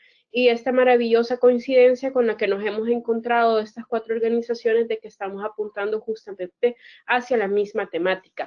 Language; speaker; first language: Spanish; native; Spanish